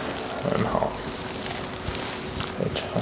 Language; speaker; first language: Chinese; non-native, learner; English